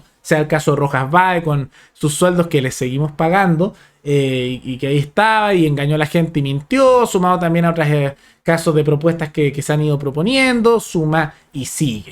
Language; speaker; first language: Spanish; native; Spanish